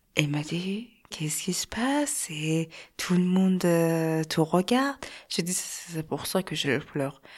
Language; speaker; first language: French; non-native, learner; Persian